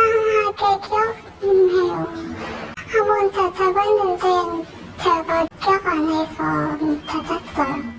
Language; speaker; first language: Korean; non-native, learner; Filipino